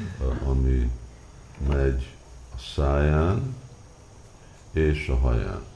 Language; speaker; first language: Hungarian; early bilingual, heritage; Hungarian